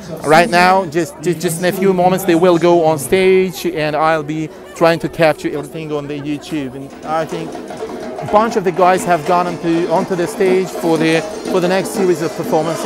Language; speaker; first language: English; non-native, fluent; Russian